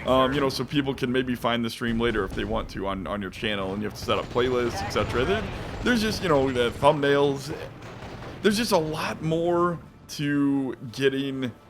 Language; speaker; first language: English; native; English